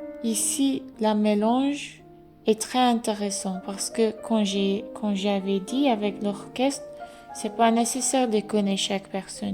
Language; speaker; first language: French; non-native, fluent; English